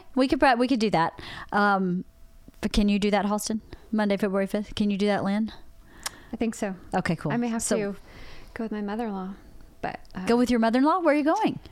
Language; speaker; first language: English; native; English